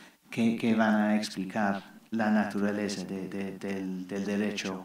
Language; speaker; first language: Spanish; non-native, fluent; English